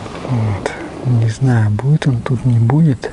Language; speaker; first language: Russian; native; Russian